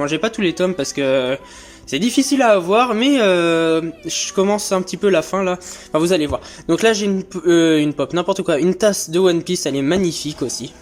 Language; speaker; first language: French; native; French